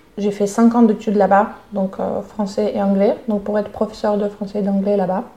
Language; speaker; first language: French; non-native, fluent; Russian